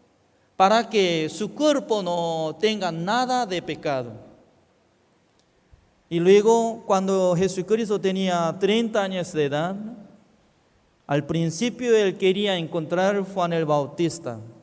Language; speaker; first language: Spanish; non-native, fluent; Korean